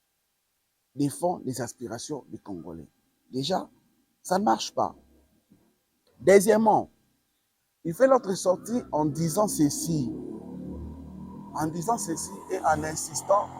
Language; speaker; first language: French; non-native, local second language; Lingala